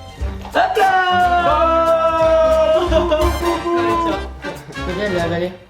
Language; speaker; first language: French; native; French